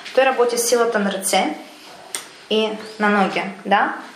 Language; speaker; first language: Bulgarian; non-native, learner; Russian